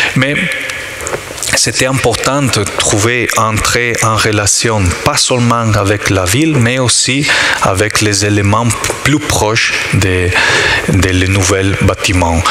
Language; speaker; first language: French; non-native, learner; Italian